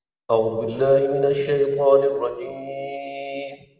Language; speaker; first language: Arabic; native; Arabic